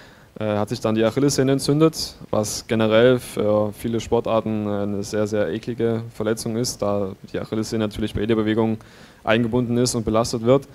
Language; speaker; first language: German; native; German